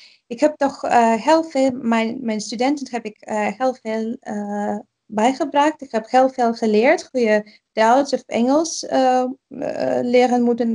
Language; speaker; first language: Dutch; non-native, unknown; Ukrainian